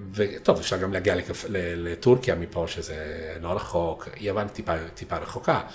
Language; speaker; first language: Hebrew; non-native, fluent; Italian